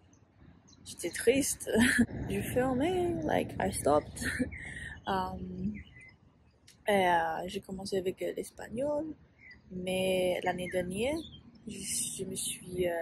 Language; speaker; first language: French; non-native, learner; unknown